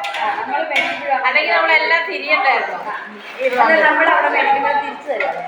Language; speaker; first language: Malayalam; native; Malayalam